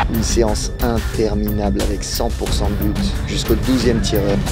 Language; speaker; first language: French; native; French